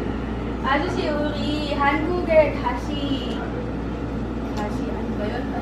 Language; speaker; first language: Korean; non-native, learner; Filipino